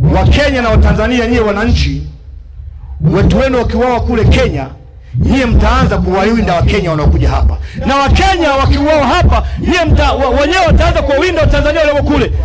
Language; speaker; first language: Swahili; native; Swahili